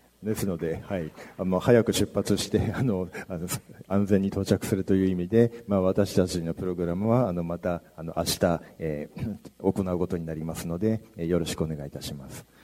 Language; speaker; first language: Japanese; native; Japanese